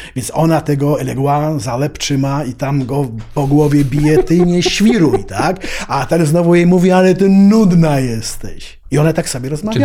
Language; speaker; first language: Polish; native; Polish